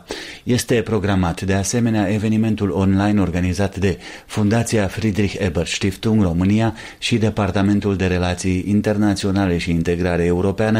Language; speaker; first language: Romanian; native; Romanian